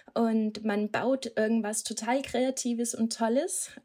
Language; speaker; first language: German; non-native, fluent; Danish